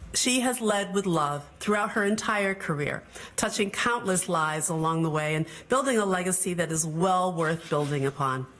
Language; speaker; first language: English; native; English